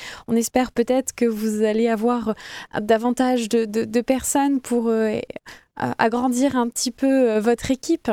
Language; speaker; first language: French; native; French